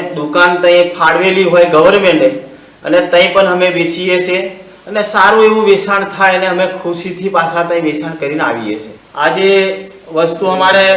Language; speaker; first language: Gujarati; non-native, local second language; Rathawi